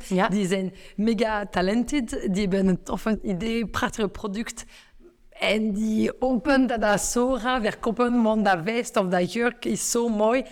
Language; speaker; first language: Dutch; non-native, fluent; French